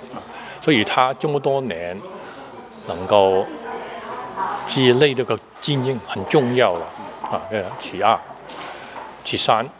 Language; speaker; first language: Chinese; non-native, fluent; Cantonese